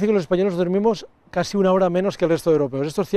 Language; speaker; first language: Spanish; native; Spanish